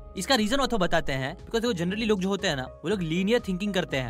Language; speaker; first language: Hindi; native; Hindi